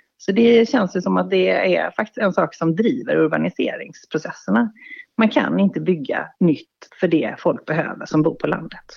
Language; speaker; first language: Swedish; native; Swedish